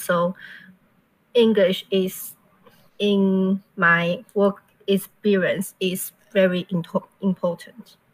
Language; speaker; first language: English; non-native, learner; Chinese